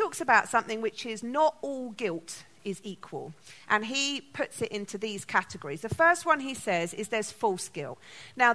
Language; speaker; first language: English; native; English